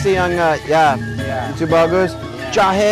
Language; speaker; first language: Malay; non-native, fluent; English